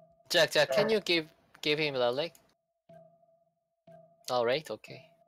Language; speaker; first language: English; non-native, learner; Korean